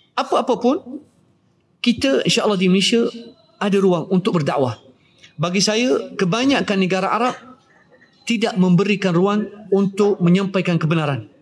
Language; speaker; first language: Malay; native; Malay